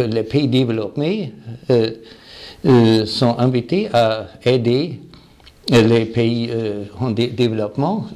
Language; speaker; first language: French; non-native, fluent; German